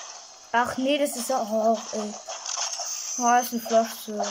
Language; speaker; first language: German; native; German